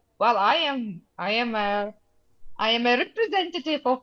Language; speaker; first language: English; non-native, fluent; Tajik